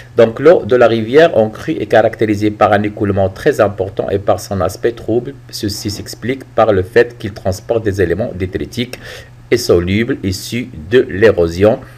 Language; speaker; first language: French; non-native, local second language; Arabic